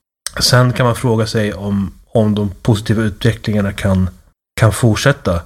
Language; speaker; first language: Swedish; native; Swedish